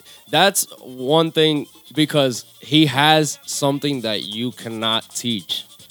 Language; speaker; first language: English; early bilingual, other home language; Spanish